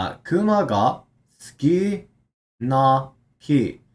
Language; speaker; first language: Japanese; non-native, learner; English